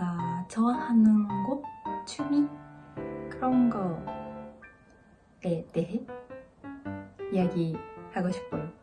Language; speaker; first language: Korean; non-native, learner; Japanese